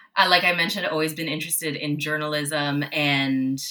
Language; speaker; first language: English; native; English